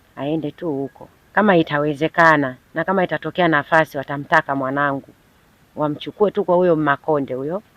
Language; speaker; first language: Swahili; native; Swahili